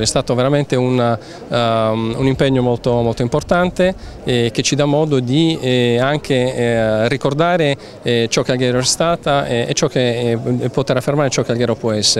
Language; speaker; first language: Italian; native; Italian